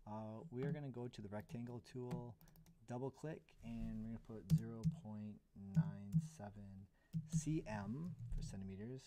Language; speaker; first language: English; native; English